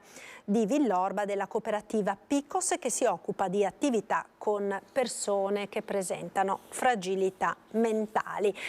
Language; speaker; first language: Italian; native; Italian